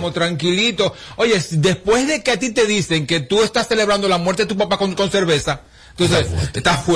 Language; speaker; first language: Spanish; native; Spanish